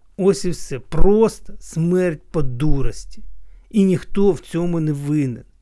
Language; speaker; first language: Ukrainian; non-native, local second language; Russian